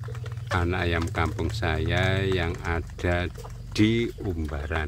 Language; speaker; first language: Indonesian; native; Indonesian